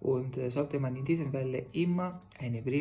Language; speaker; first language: German; non-native, fluent; Italian